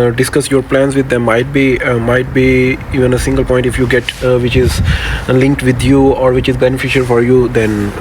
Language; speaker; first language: English; non-native, local second language; Urdu